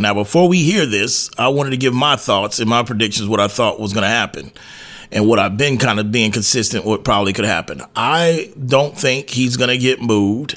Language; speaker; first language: English; native; English